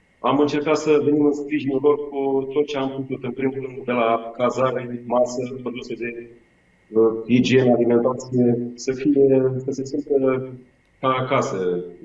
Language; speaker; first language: Romanian; non-native, local second language; Russian